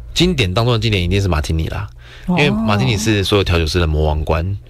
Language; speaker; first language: Chinese; native; Chinese